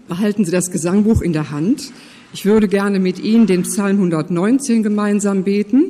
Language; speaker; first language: German; native; German